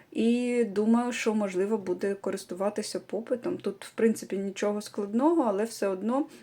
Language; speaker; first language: Ukrainian; non-native, local second language; Russian